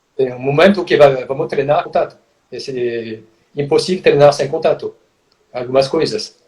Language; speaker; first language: Portuguese; non-native, fluent; French